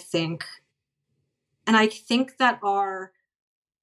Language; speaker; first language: English; native; English